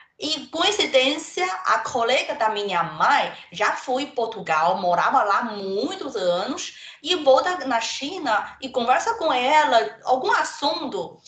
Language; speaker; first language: Portuguese; non-native, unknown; Chinese